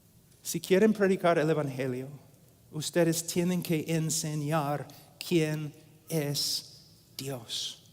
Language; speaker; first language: Spanish; non-native, fluent; English